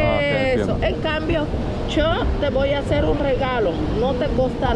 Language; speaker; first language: Spanish; native; Spanish